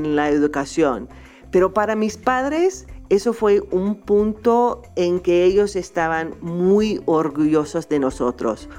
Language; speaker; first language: Spanish; non-native, fluent; English